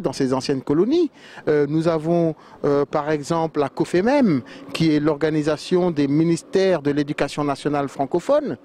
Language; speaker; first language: French; non-native, local second language; Wolof